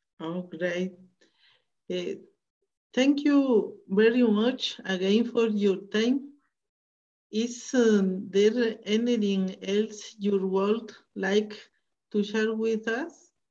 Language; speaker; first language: English; non-native, learner; Spanish